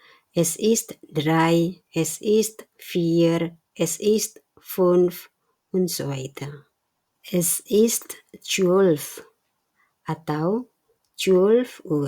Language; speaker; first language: German; non-native, fluent; Indonesian